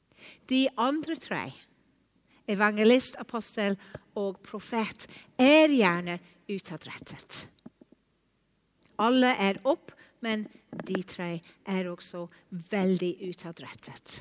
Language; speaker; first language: Norwegian; non-native, fluent; English